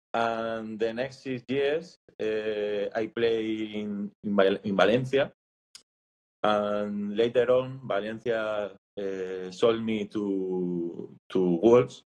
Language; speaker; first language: English; non-native, learner; Spanish